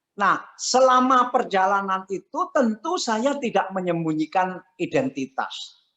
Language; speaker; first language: Indonesian; non-native, local second language; Javanese